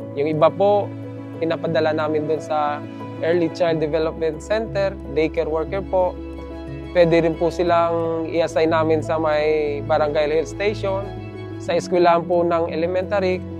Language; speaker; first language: Filipino; non-native, local second language; Kinaray-a